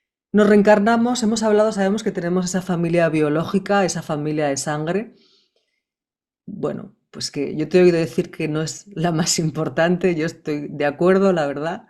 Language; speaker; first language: Spanish; native; Spanish